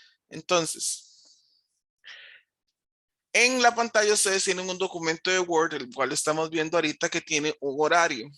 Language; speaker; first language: Spanish; native; Spanish